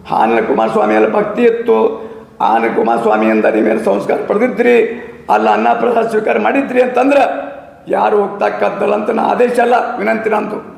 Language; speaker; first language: Kannada; native; Kannada